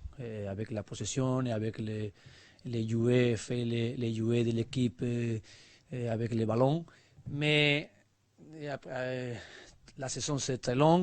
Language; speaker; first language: French; non-native, learner; Spanish